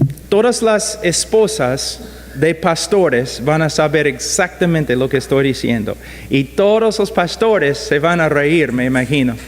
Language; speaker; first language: Spanish; non-native, fluent; English